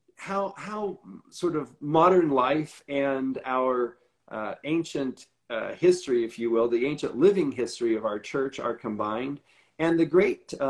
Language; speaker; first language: English; native; English